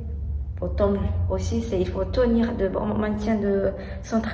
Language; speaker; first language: French; non-native, learner; Japanese